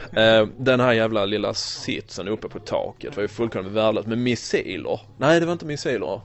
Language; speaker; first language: Swedish; early bilingual, other home language; English